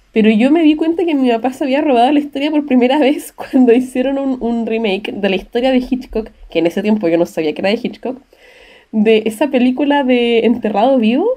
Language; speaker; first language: Spanish; native; Spanish